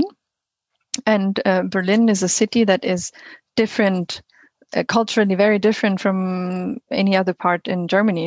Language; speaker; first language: English; non-native, fluent; German